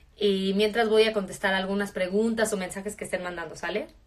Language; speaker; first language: Spanish; native; Spanish